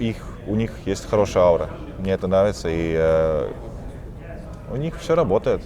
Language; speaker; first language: Russian; early bilingual, heritage; Russian